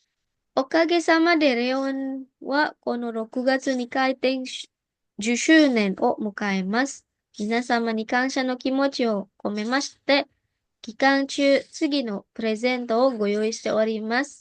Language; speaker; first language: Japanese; non-native, fluent; Indonesian